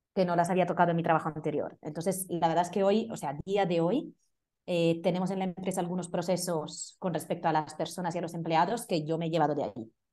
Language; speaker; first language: Spanish; non-native, fluent; Italian